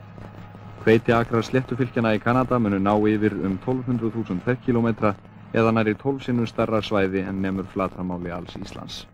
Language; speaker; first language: Icelandic; native; Icelandic